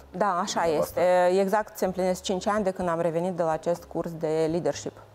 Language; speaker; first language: Romanian; native; Romanian